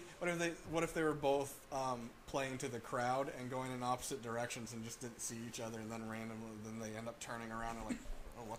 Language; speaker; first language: English; native; English